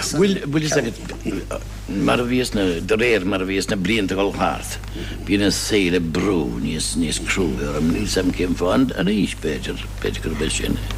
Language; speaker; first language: Irish; non-native, fluent; English